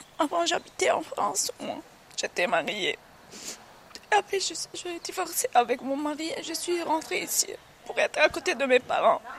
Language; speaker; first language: French; non-native, local second language; Arabic